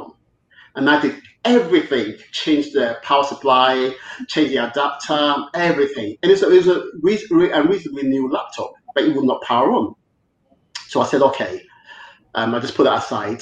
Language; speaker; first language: English; native; English